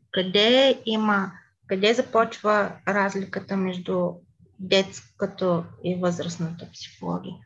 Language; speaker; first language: Bulgarian; native; Bulgarian